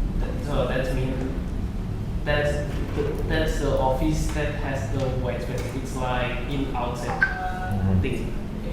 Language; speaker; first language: English; non-native, learner; Indonesian